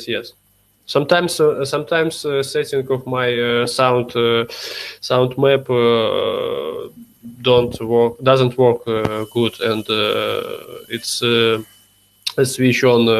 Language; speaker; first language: English; non-native, learner; Russian